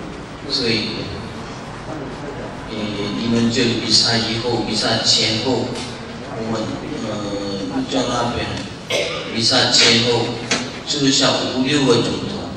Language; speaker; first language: Chinese; non-native, learner; Korean